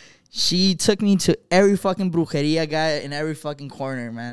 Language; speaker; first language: English; early bilingual, other home language; Spanish